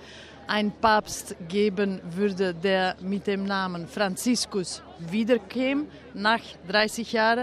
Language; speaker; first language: German; non-native, fluent; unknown